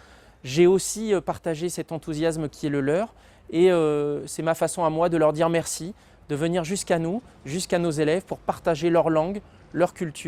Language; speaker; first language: French; native; French